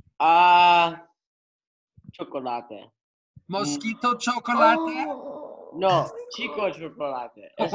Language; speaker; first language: Spanish; non-native, learner; English